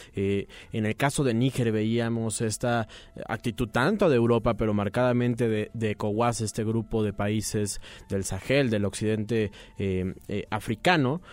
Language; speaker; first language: Spanish; native; Spanish